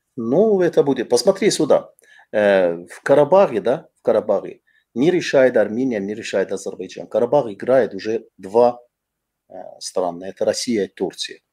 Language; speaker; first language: Russian; non-native, fluent; Azerbaijani